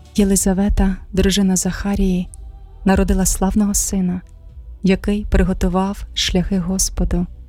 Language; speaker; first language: Ukrainian; native; Ukrainian